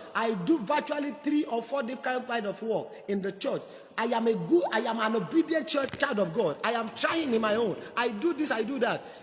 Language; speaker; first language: English; non-native, local second language; Yoruba